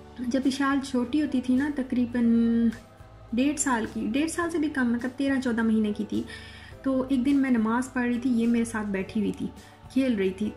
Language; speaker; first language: Urdu; non-native, local second language; Saraiki